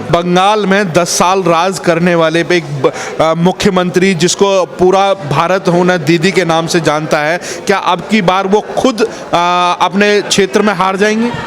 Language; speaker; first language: Hindi; native; Hindi